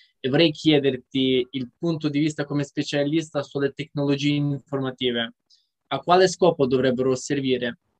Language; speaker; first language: Italian; non-native, fluent; Russian